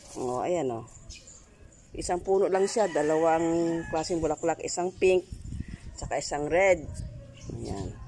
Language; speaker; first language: Filipino; non-native, local second language; Cebuano